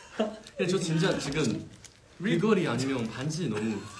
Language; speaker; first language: Korean; non-native, learner; Chinese